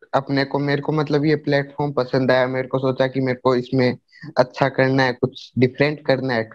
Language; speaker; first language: Hindi; native; Hindi